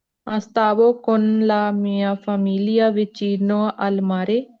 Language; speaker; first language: Italian; non-native, learner; Punjabi